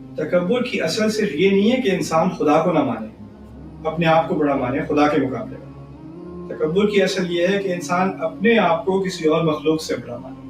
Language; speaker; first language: Urdu; early bilingual, heritage; Urdu